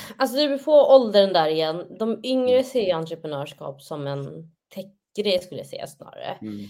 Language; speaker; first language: Swedish; early bilingual, other home language; Somali